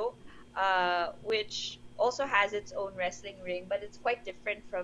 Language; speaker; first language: English; non-native, local second language; Filipino